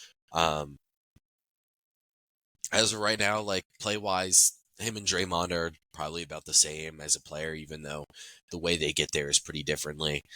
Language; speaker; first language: English; native; English